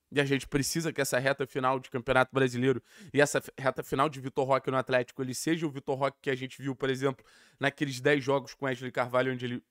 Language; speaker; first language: Portuguese; native; Portuguese